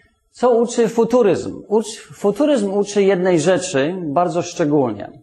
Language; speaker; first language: Polish; non-native, fluent; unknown